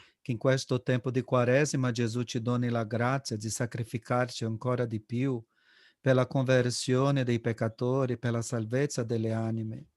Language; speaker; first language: Italian; non-native, fluent; Portuguese